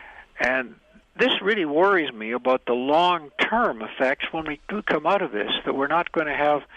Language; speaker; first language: English; native; English